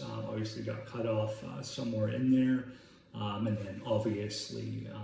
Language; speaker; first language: English; native; English